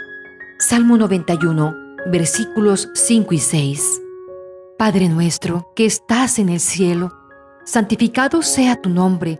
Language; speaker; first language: Spanish; native; Spanish